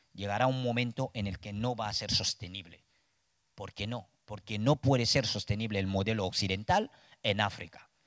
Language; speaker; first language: Spanish; non-native, fluent; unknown